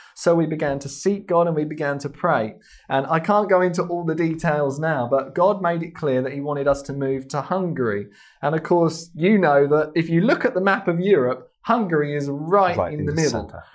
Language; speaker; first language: English; native; English